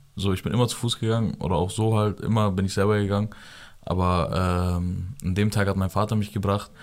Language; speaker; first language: German; early bilingual, other home language; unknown